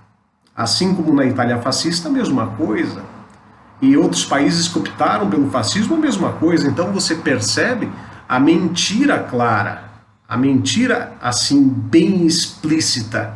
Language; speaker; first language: Portuguese; native; Portuguese